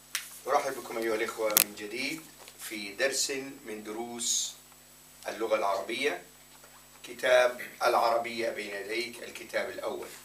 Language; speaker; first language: Arabic; non-native, fluent; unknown